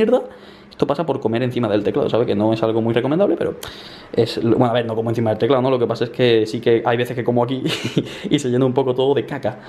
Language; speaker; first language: Spanish; native; Spanish